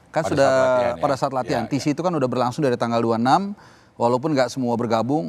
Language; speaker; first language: Indonesian; native; Indonesian